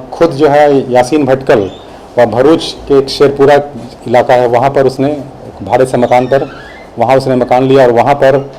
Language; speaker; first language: Hindi; non-native, local second language; Gujarati